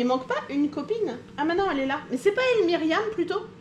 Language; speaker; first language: French; native; French